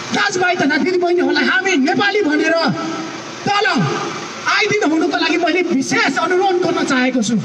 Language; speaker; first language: Nepali; non-native, local second language; Newari